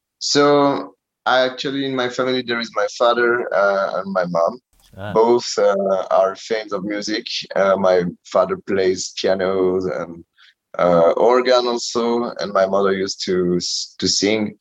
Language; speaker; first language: English; non-native, learner; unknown